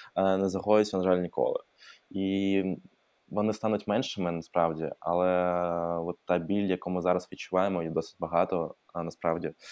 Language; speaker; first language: Ukrainian; non-native, local second language; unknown